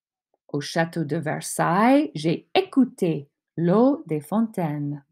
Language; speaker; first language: French; non-native, fluent; English